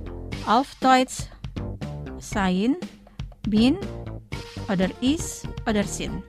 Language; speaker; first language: German; non-native, fluent; Indonesian